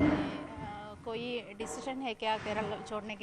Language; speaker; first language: Hindi; non-native, local second language; Malayalam